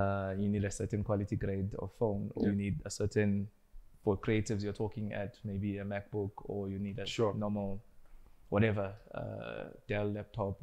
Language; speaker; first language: English; non-native, local second language; Zulu